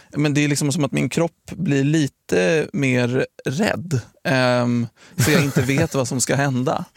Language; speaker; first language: Swedish; native; Swedish